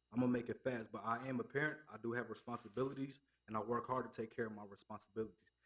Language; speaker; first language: English; native; English